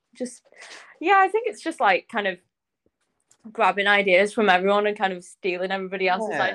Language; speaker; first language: English; native; English